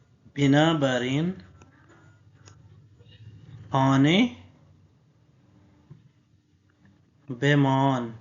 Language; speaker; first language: Persian; non-native, fluent; Urdu